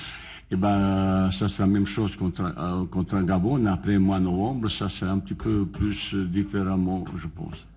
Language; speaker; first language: French; non-native, learner; Bosnian